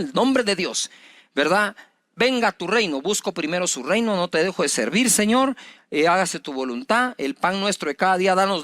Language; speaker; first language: Spanish; native; Spanish